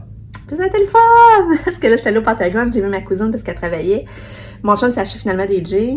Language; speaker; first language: French; native; French